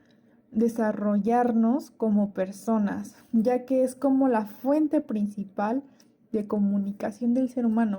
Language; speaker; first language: Spanish; native; Spanish